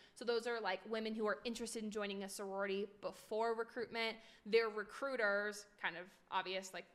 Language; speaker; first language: English; native; English